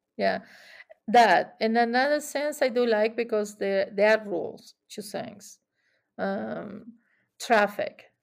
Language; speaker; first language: English; non-native, fluent; Spanish